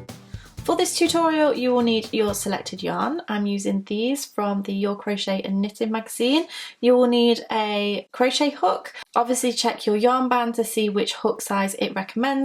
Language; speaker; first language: English; native; English